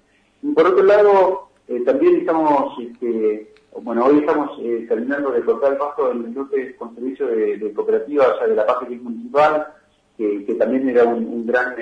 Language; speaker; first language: Spanish; native; Spanish